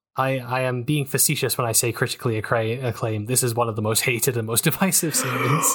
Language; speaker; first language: English; native; English